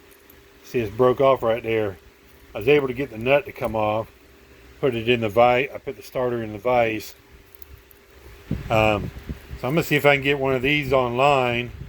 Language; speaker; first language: English; native; English